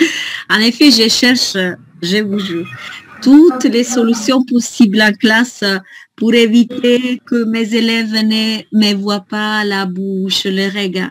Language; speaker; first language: French; non-native, fluent; Italian